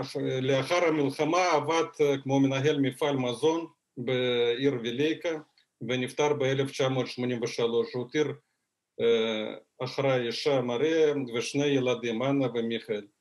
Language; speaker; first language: Hebrew; non-native, fluent; Russian